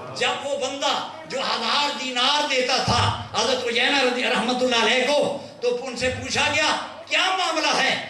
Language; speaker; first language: Urdu; non-native, local second language; Punjabi